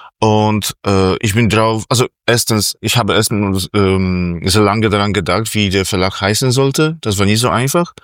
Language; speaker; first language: German; non-native, fluent; Polish